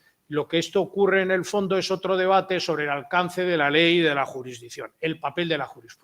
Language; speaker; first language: Spanish; native; Spanish